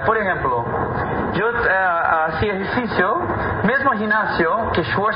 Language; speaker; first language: Spanish; non-native, fluent; Portuguese